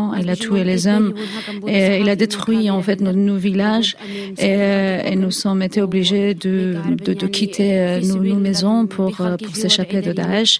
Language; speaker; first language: French; non-native, fluent; Kurdish